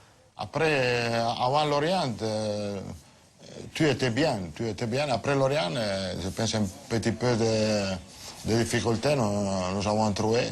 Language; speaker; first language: French; non-native, fluent; Italian